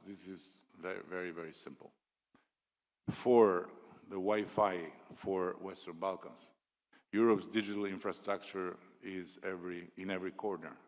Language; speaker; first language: English; non-native, local second language; Albanian